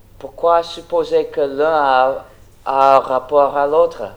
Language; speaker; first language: French; non-native, fluent; English